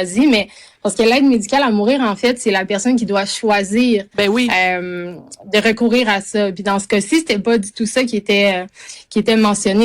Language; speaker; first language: French; native; French